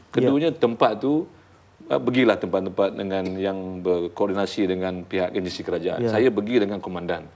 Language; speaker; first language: Malay; native; Malay